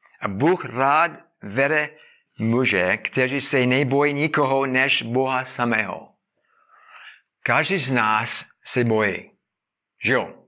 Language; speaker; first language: Czech; non-native, fluent; English